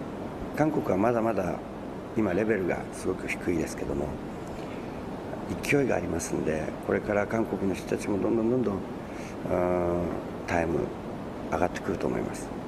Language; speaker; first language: Japanese; native; Japanese